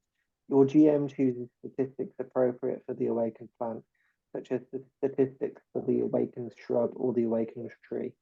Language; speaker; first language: English; native; English